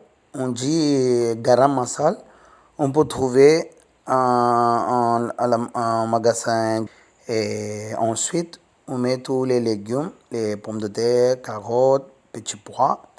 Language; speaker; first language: French; non-native, learner; Tamil